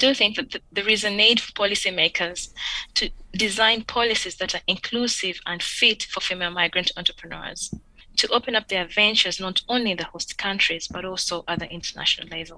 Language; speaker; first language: English; non-native, local second language; Ganda